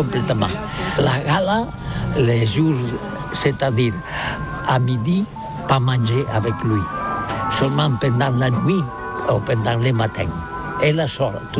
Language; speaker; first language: French; non-native, learner; Catalan